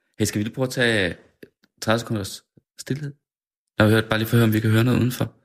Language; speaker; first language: Danish; native; Danish